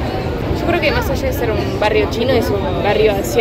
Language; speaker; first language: Spanish; non-native, fluent; French